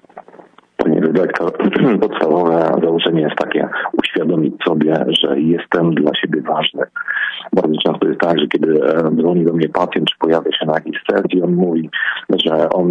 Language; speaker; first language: Polish; native; Polish